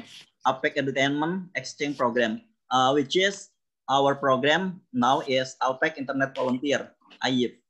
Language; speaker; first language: English; non-native, learner; Indonesian